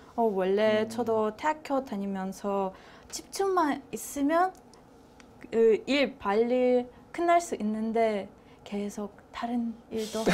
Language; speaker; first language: Korean; non-native, fluent; Russian